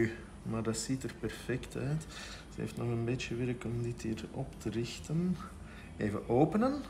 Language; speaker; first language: Dutch; native; Dutch